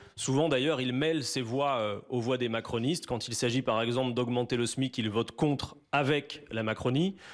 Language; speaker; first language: French; native; French